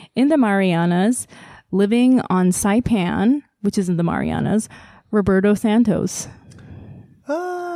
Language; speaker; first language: English; early bilingual, other home language; Korean